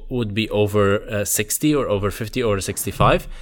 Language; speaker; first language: English; non-native, fluent; Arabic